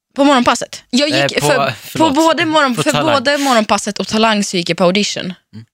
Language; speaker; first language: Swedish; early bilingual, other home language; Russian